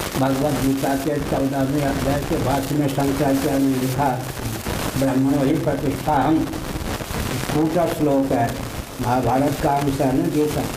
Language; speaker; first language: Hindi; non-native, local second language; Maithili